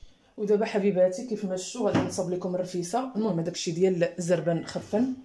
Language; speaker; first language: Arabic; native; Arabic